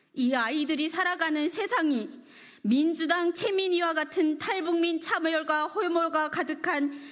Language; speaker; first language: Korean; native; Korean